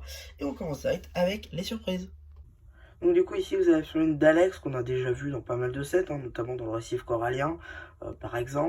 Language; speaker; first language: French; native; French